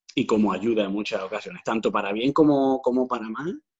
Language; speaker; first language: Spanish; native; Spanish